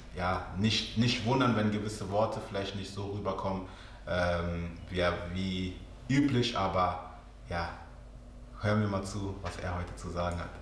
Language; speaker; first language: German; early bilingual, other home language; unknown